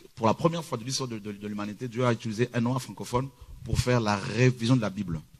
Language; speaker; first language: French; early bilingual, other home language; Lingala